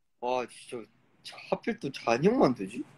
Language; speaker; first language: Korean; early bilingual, heritage; Korean